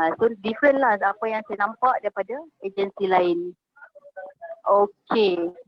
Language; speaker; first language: Malay; native; Malay